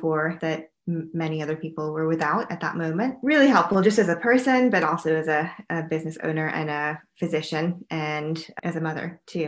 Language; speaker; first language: English; native; English